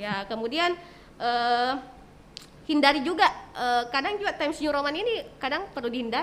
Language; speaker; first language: Indonesian; native; Indonesian